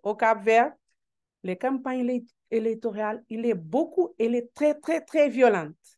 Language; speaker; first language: French; non-native, learner; Portuguese